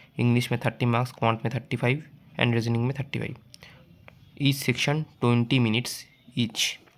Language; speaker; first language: Hindi; non-native, local second language; Bangla